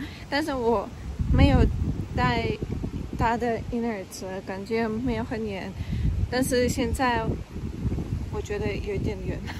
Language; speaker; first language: Chinese; non-native, fluent; Russian